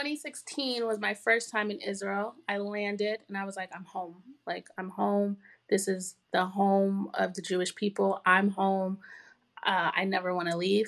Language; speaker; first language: English; native; English